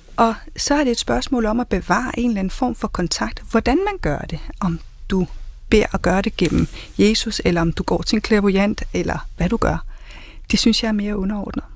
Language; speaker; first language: Danish; early bilingual, other home language; Spanish